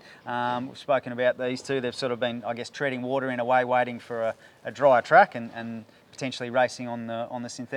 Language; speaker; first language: English; native; English